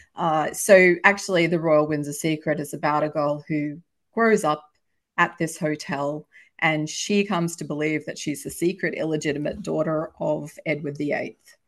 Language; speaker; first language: English; native; English